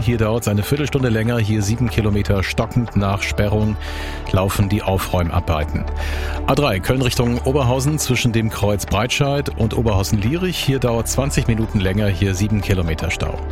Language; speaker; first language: German; native; German